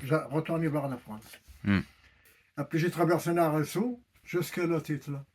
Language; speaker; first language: French; non-native, learner; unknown